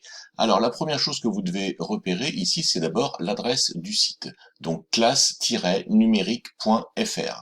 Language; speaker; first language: French; native; French